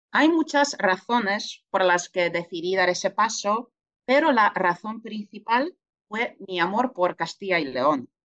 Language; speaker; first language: Spanish; non-native, fluent; Polish